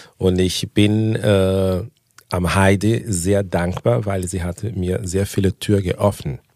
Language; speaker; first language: German; non-native, fluent; Portuguese